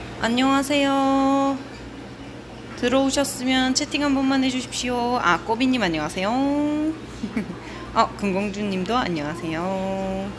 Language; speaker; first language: Korean; native; Korean